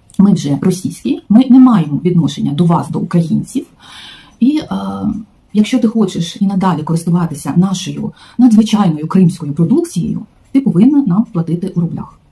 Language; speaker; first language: Ukrainian; non-native, local second language; Russian